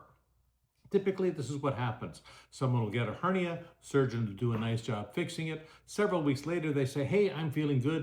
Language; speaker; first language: English; native; English